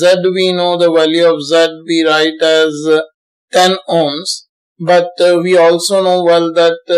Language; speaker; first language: English; non-native, local second language; Hindi